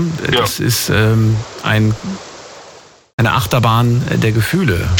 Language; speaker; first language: German; native; German